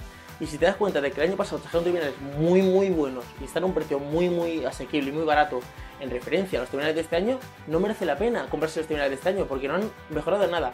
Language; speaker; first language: Spanish; native; Spanish